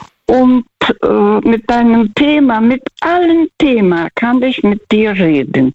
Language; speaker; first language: German; non-native, fluent; Russian